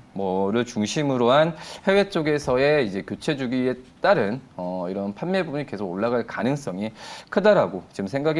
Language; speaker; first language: Korean; native; Korean